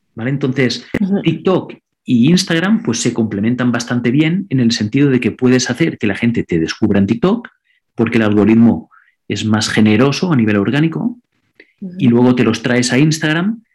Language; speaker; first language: Spanish; non-native, local second language; Catalan